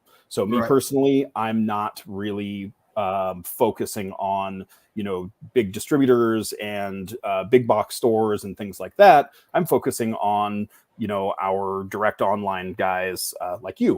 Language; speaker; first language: English; native; English